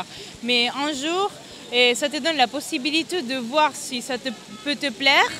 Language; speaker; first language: French; non-native, fluent; Italian